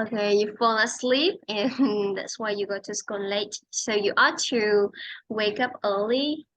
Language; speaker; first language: English; non-native, fluent; Vietnamese